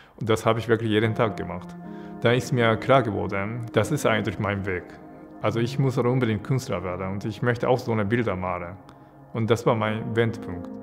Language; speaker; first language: German; non-native, fluent; Japanese